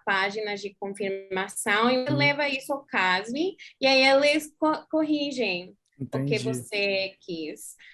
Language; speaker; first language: Portuguese; non-native, fluent; English